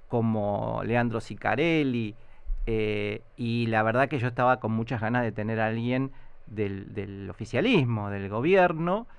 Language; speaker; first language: Spanish; native; Spanish